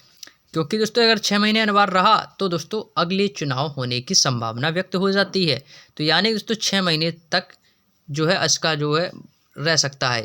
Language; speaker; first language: Hindi; native; Hindi